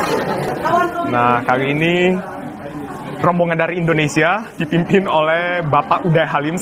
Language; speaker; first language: Indonesian; native; Indonesian